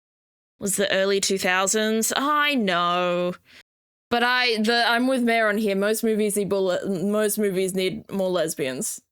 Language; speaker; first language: English; native; English